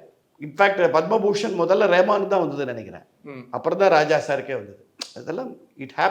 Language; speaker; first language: Tamil; native; Tamil